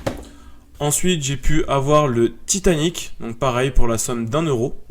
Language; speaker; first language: French; native; French